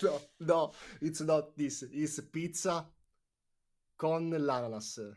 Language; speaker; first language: English; non-native, learner; Italian